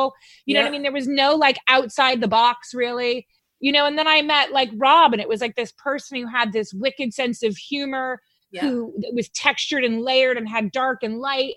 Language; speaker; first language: English; native; English